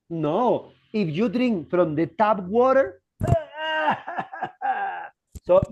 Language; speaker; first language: English; non-native, fluent; Spanish